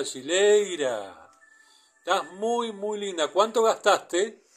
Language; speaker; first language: Portuguese; non-native, learner; Spanish